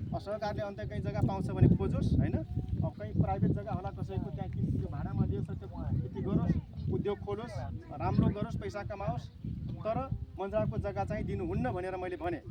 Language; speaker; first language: Nepali; non-native, local second language; Dangaura Tharu